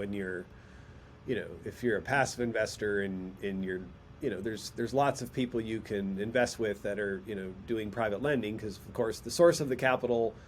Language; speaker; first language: English; native; English